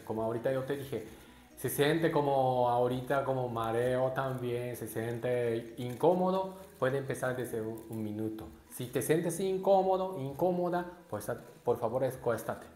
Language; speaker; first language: Spanish; non-native, learner; Japanese